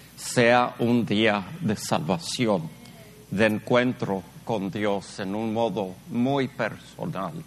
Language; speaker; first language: Spanish; early bilingual, heritage; Spanish